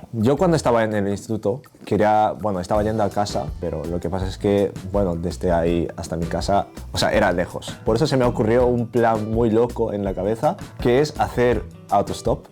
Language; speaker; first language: Spanish; non-native, fluent; Japanese